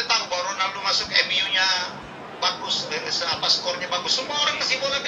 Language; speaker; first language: Indonesian; native; Indonesian